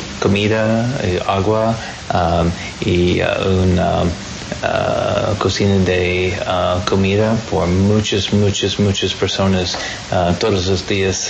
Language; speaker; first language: Spanish; non-native, learner; English